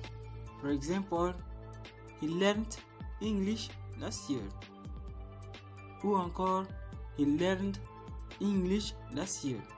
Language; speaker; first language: English; non-native, fluent; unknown